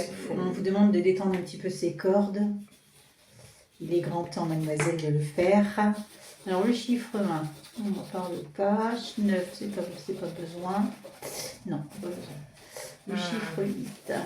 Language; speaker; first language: French; native; French